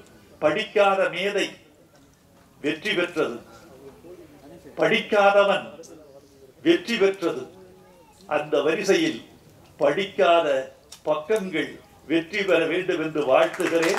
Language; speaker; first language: Tamil; native; Tamil